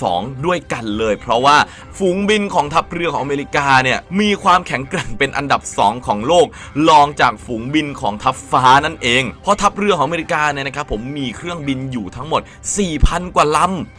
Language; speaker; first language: Thai; native; Thai